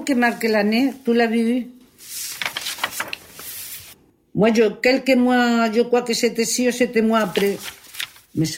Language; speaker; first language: French; non-native, learner; Spanish